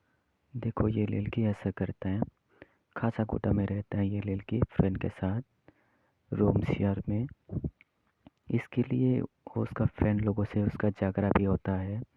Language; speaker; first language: Hindi; non-native, local second language; Kok Borok